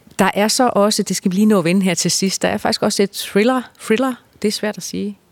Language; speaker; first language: Danish; native; Danish